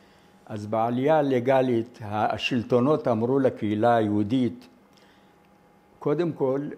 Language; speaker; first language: Hebrew; non-native, fluent; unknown